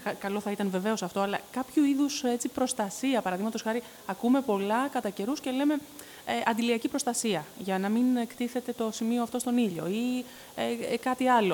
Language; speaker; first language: Greek; native; Greek